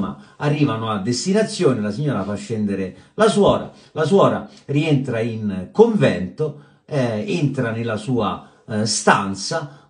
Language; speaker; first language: Italian; native; Italian